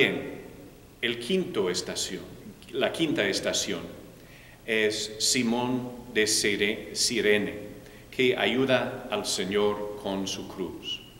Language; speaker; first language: Spanish; non-native, fluent; English